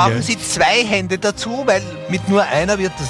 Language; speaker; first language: German; native; German